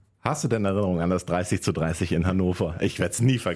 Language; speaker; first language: German; native; German